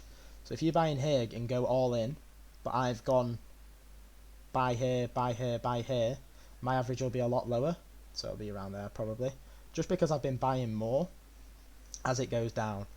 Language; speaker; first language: English; native; English